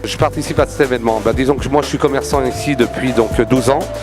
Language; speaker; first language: French; native; French